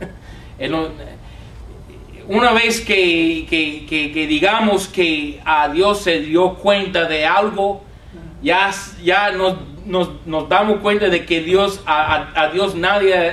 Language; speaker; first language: Spanish; non-native, fluent; English